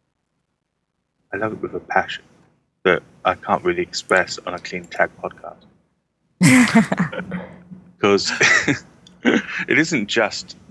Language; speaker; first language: English; native; English